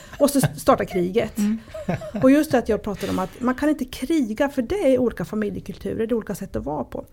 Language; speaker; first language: Swedish; early bilingual, other home language; Italian